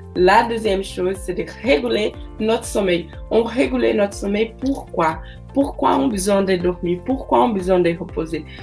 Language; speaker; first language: French; non-native, learner; Portuguese